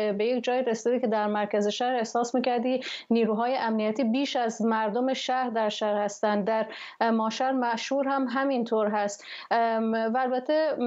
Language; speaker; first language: Persian; non-native, local second language; Arabic